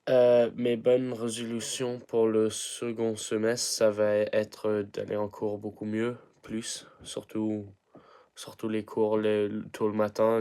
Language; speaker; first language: French; early bilingual, heritage; English